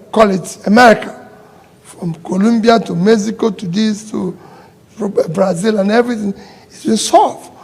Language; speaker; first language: English; non-native, local second language; Igbo